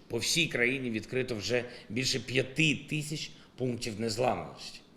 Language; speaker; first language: Ukrainian; non-native, local second language; Russian